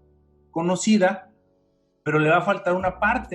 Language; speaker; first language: Spanish; native; Spanish